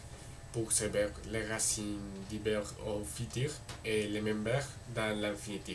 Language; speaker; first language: French; non-native, learner; Spanish